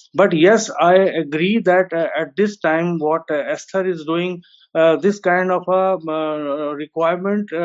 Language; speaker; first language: English; non-native, local second language; Hindi